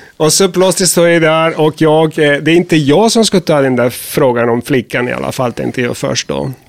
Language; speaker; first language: Swedish; non-native, fluent; Spanish